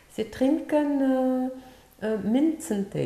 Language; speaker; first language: German; non-native, learner; French